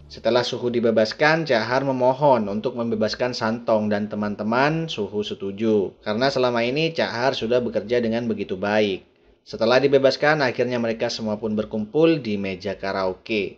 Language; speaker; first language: Indonesian; native; Indonesian